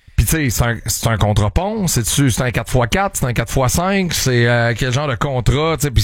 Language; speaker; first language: French; native; French